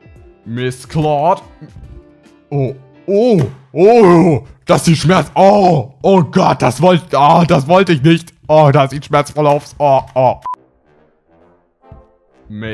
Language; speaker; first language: German; native; German